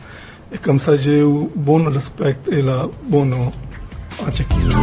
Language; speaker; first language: French; non-native, fluent; Punjabi